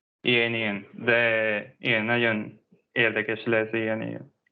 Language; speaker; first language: Hungarian; non-native, learner; Spanish